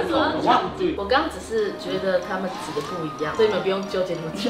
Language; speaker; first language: Chinese; native; Chinese